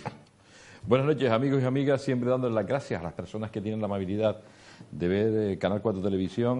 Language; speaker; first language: Spanish; native; Spanish